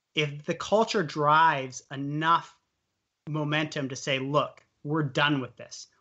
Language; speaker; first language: English; native; English